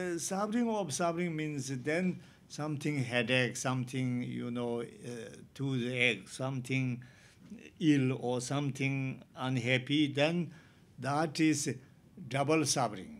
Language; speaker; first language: English; non-native, learner; Tibetan